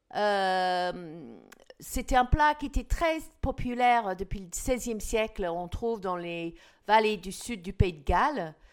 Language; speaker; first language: French; non-native, fluent; English